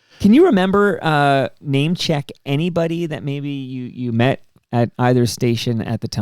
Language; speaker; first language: English; native; English